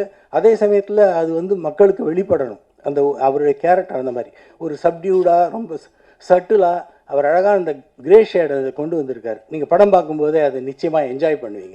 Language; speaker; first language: Tamil; native; Tamil